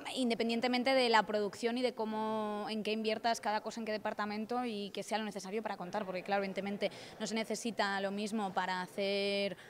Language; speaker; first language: Spanish; native; Spanish